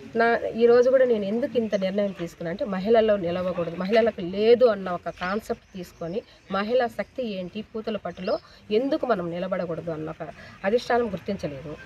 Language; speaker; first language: Telugu; native; Telugu